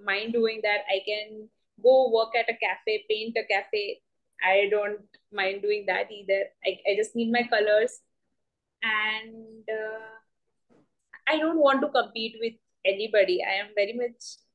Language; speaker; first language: English; non-native, local second language; Marathi